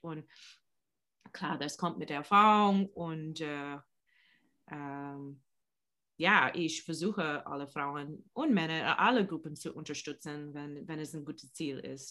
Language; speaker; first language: German; non-native, learner; English